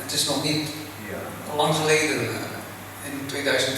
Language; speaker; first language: Dutch; early bilingual, other home language; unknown